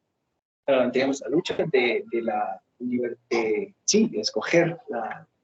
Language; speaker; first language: Spanish; non-native, fluent; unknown